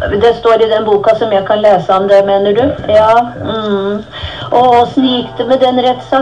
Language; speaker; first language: Norwegian; native; Norwegian